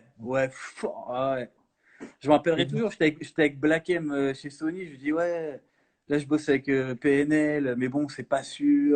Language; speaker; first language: French; native; French